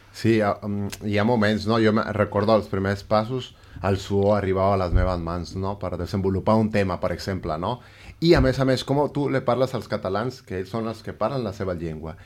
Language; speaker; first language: Catalan; non-native, fluent; Spanish